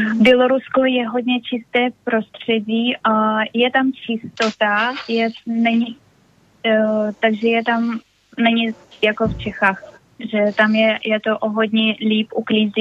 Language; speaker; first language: Czech; non-native, learner; Russian